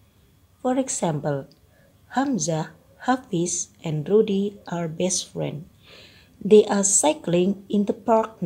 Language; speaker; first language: English; non-native, fluent; Indonesian